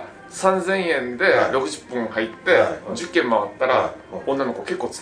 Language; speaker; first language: Japanese; native; Japanese